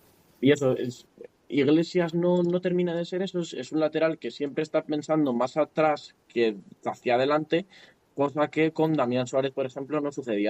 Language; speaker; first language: Spanish; native; Spanish